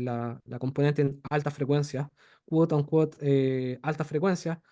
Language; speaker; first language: Spanish; native; Spanish